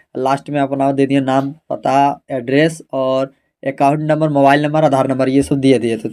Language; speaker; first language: Hindi; native; Hindi